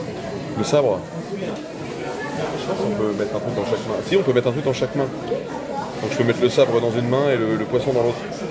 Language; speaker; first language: French; native; French